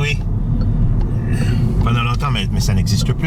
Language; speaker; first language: French; non-native, local second language; Haitian Creole